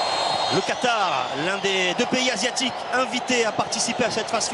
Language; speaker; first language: French; native; French